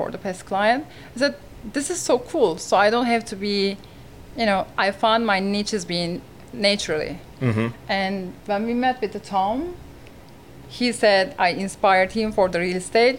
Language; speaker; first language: English; non-native, learner; Turkish